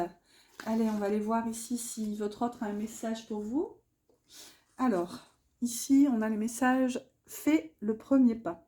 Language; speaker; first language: French; native; French